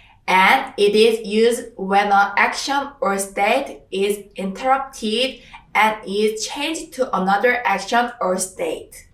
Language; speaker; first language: English; non-native, fluent; Korean